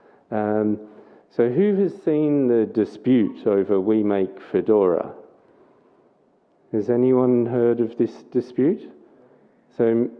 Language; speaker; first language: English; native; English